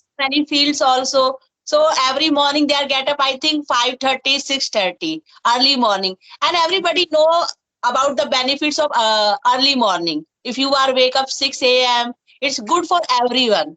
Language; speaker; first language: English; non-native, fluent; Hindi